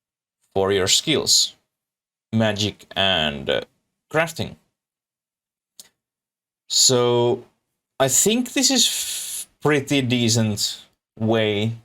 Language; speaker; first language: English; non-native, learner; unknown